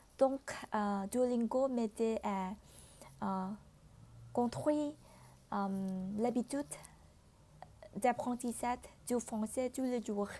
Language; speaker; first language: French; non-native, learner; Vietnamese